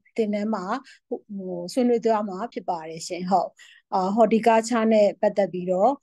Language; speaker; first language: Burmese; native; Burmese